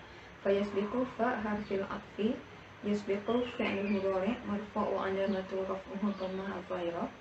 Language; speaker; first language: Arabic; non-native, learner; Malay